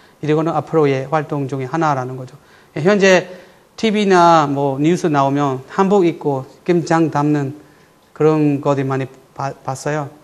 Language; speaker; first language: Korean; non-native, fluent; Burmese